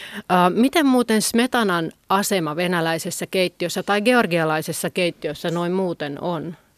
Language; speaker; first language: Finnish; native; Finnish